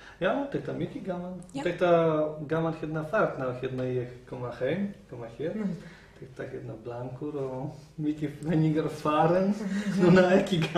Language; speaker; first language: Icelandic; non-native, learner; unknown